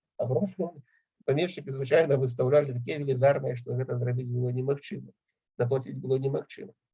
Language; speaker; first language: Belarusian; native; Belarusian